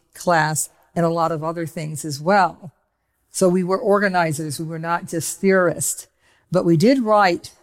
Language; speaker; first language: English; native; English